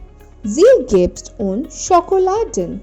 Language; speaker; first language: German; non-native, fluent; Hindi